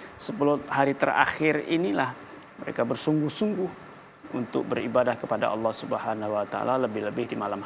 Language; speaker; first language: Indonesian; native; Indonesian